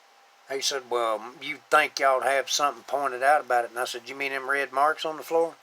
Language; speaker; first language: English; native; English